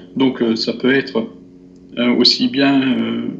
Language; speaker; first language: French; native; French